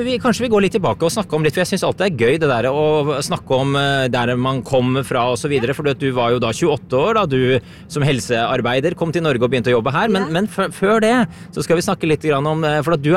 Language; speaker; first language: Norwegian; native; Norwegian